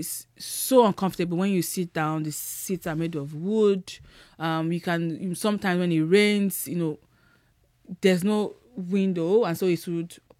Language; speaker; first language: English; non-native, local second language; Yoruba